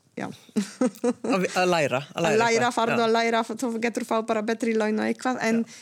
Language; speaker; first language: Icelandic; non-native, fluent; Polish